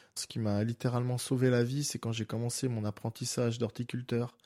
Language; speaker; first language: French; native; French